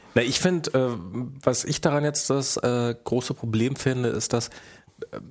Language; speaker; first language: German; native; German